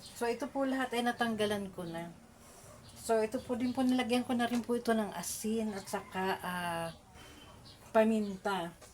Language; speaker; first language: Filipino; native; Filipino